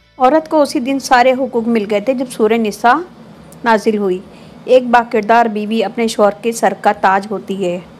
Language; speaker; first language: Urdu; native; Urdu